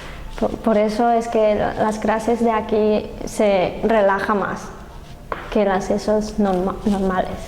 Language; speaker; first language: Spanish; non-native, learner; Chinese